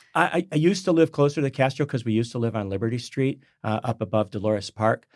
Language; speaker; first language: English; native; English